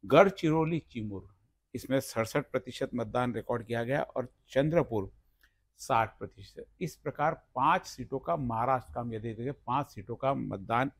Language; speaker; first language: Hindi; non-native, local second language; Marathi